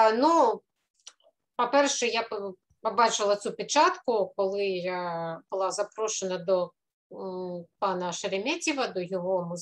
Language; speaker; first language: Ukrainian; non-native, fluent; Russian